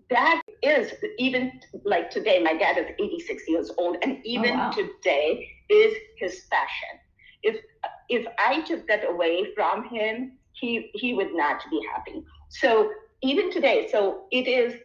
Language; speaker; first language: English; non-native, local second language; Bangla